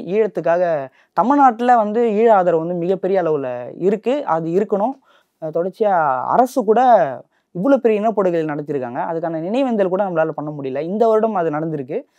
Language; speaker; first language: Tamil; native; Tamil